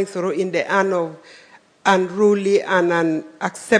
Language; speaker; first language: English; non-native, local second language; Acoli